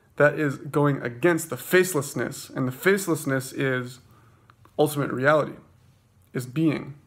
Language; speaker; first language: English; native; English